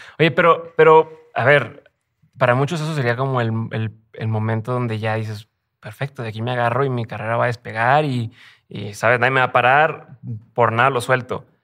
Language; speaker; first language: Spanish; native; Spanish